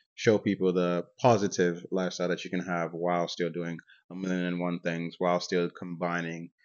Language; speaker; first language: English; non-native, local second language; Yoruba